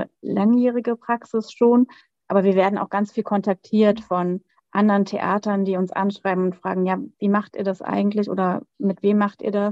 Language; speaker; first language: German; native; German